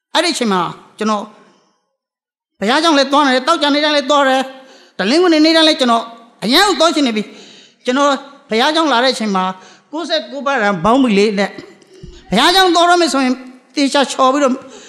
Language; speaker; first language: Burmese; native; Burmese